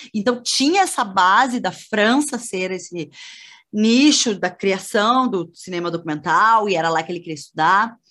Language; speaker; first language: Portuguese; native; Portuguese